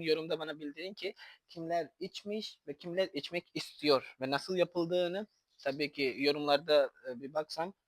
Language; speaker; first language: Turkish; non-native, fluent; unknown